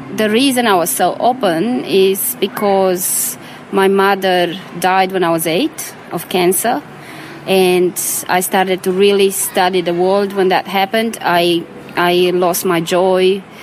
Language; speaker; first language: English; non-native, fluent; Romanian